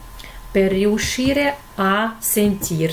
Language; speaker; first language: Italian; non-native, fluent; Russian